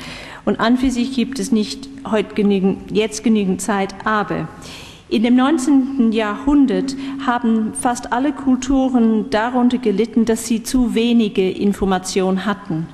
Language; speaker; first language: German; non-native, fluent; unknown